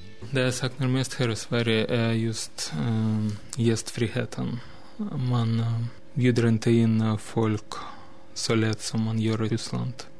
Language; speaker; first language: Swedish; non-native, fluent; Russian